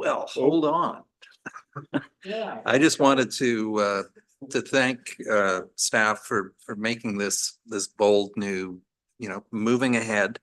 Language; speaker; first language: English; native; English